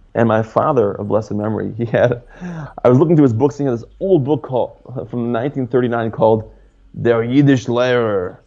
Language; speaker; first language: English; native; English